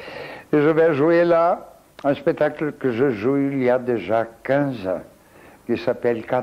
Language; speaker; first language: French; non-native, fluent; Portuguese